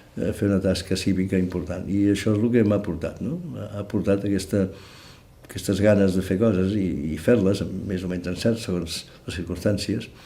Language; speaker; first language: Catalan; native; Catalan